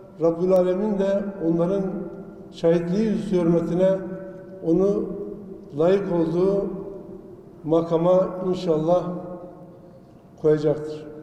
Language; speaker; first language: Turkish; native; Turkish